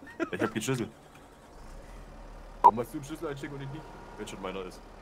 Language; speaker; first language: German; native; German